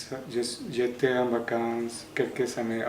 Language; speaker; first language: French; non-native, fluent; Spanish